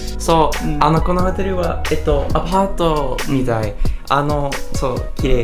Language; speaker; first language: Japanese; non-native, learner; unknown